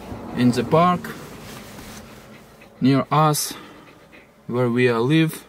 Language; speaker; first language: English; non-native, learner; Russian